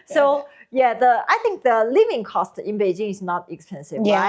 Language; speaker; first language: English; non-native, learner; Chinese